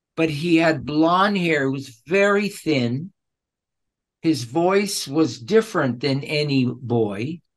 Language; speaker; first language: English; early bilingual, other home language; Spanish